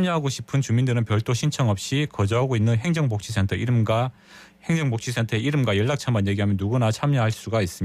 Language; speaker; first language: Korean; native; Korean